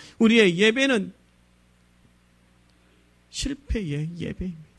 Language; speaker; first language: Korean; native; Korean